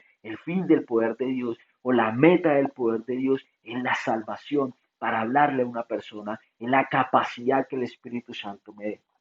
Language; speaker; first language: Spanish; native; Spanish